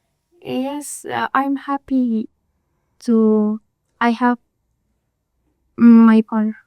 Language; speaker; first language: English; non-native, learner; Hazaragi